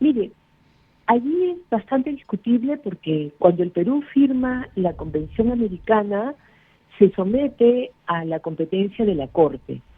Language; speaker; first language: Spanish; native; Spanish